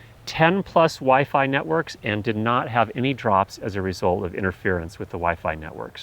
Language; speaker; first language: English; native; English